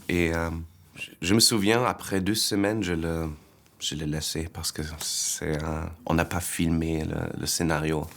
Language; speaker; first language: French; non-native, fluent; German